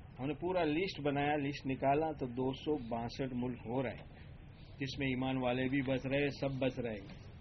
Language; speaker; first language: Urdu; native; Urdu